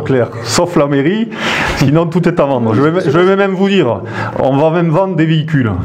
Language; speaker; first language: French; native; French